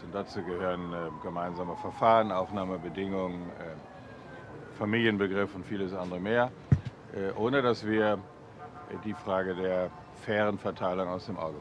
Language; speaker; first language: German; native; German